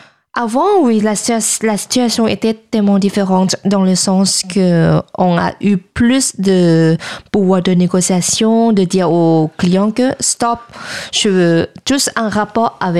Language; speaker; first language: French; non-native, fluent; Thai